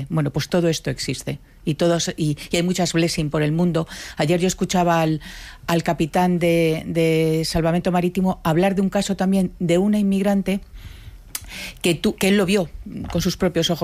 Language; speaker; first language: Spanish; native; Spanish